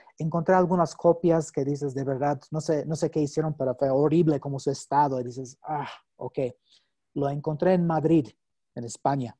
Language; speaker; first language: Spanish; non-native, fluent; English